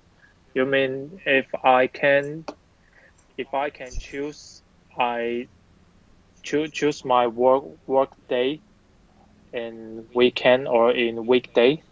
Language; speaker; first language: English; non-native, learner; Chinese